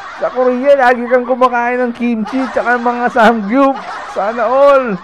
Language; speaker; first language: Filipino; native; Filipino